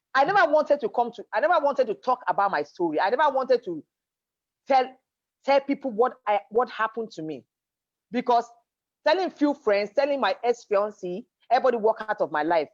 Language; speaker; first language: English; non-native, local second language; Yoruba